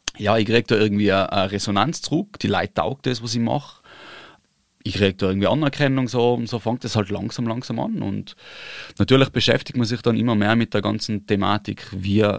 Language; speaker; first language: German; native; German